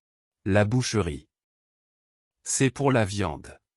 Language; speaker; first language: French; non-native, local second language; Arabic